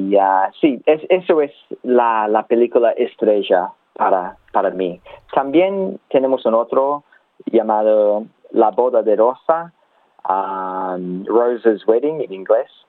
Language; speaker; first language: Spanish; non-native, learner; English